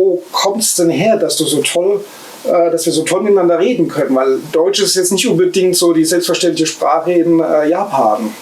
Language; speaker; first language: German; native; German